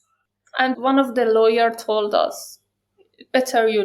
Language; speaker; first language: English; non-native, learner; Persian